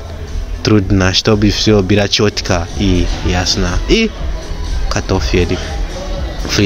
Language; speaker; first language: Russian; non-native, learner; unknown